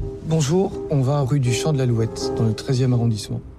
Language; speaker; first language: French; native; French